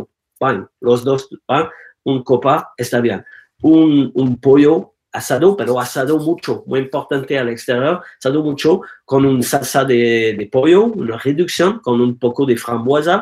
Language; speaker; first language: Spanish; non-native, learner; French